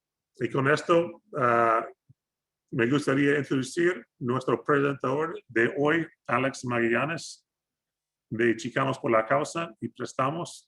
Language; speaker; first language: Spanish; non-native, fluent; English